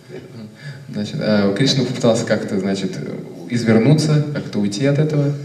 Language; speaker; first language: Russian; native; Russian